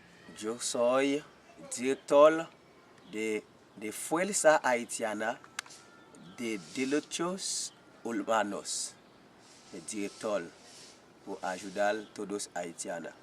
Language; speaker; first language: Spanish; non-native, learner; Haitian Creole